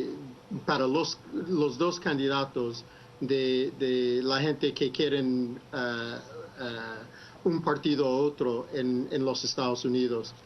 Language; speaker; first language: Spanish; non-native, fluent; English